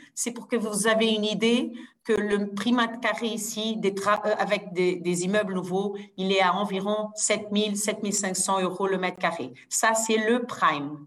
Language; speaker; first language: French; non-native, fluent; Portuguese